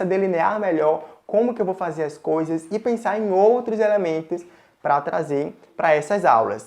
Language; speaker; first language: Portuguese; native; Portuguese